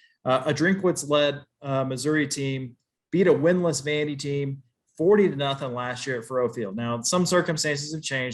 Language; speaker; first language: English; native; English